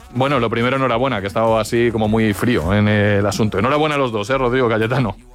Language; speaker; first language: Spanish; native; Spanish